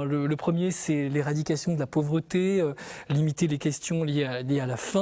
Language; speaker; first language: French; native; French